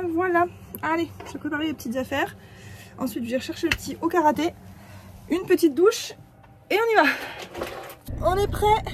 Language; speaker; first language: French; native; French